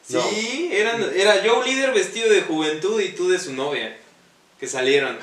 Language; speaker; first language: Spanish; native; Spanish